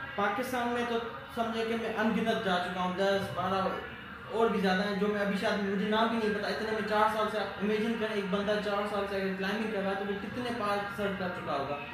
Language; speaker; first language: Urdu; non-native, local second language; Sindhi